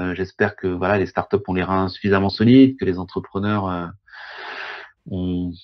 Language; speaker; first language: French; native; French